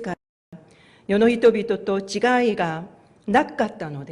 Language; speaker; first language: Japanese; non-native, fluent; Korean